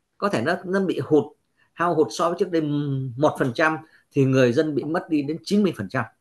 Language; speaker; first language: Vietnamese; native; Vietnamese